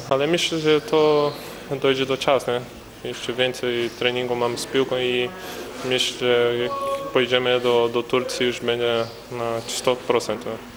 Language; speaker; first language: Polish; non-native, learner; Portuguese